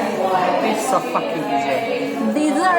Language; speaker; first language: English; non-native, learner; Indonesian